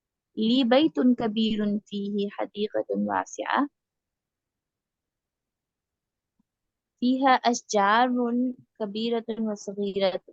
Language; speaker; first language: Arabic; non-native, learner; Urdu